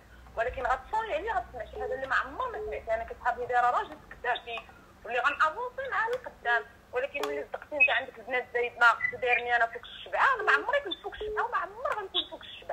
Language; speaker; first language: Arabic; native; Arabic